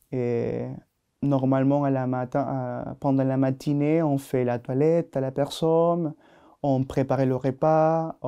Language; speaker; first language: French; non-native, learner; Spanish